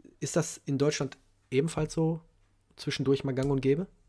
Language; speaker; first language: German; native; German